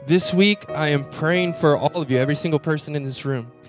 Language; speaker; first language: English; native; English